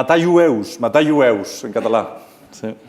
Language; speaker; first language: Spanish; native; Spanish